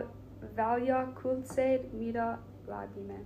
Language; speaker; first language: Estonian; non-native, learner; Finnish